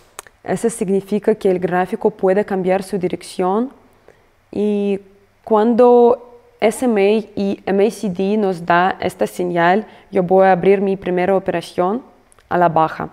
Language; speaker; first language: Spanish; non-native, fluent; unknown